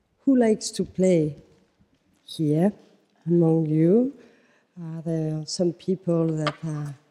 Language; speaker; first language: English; non-native, fluent; French